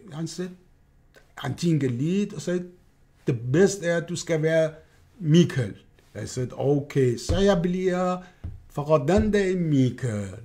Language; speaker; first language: Danish; non-native, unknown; Persian